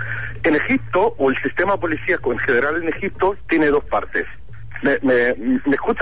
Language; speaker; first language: Spanish; non-native, fluent; Arabic